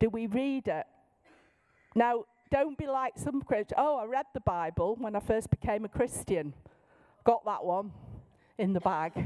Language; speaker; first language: English; native; English